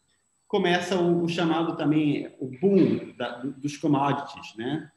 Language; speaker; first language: Portuguese; non-native, fluent; Spanish